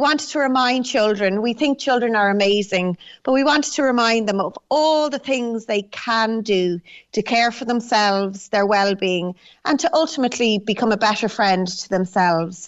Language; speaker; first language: English; non-native, local second language; Irish